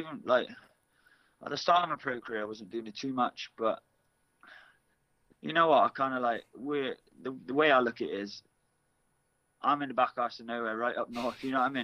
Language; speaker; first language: English; native; English